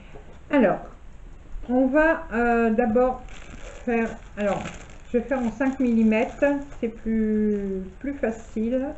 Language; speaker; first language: French; native; French